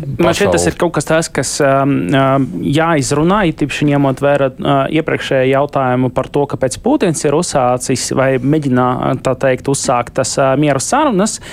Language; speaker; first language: Latvian; non-native, local second language; Russian